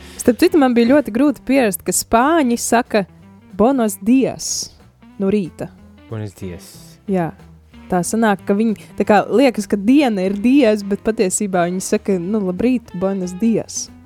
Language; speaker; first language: Latvian; native; Latvian